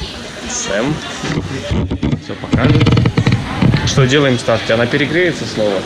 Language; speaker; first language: Russian; native; Russian